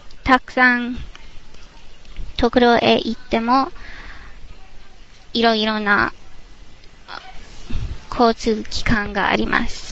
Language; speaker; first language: Japanese; non-native, learner; English